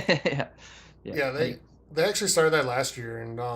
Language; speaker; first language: English; native; English